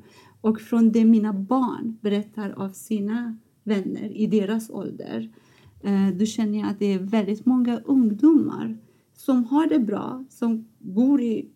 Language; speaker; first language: Swedish; non-native, fluent; Persian